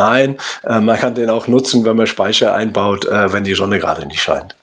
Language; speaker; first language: German; native; German